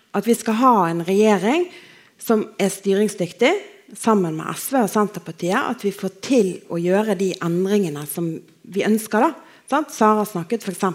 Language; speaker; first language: Norwegian; native; Norwegian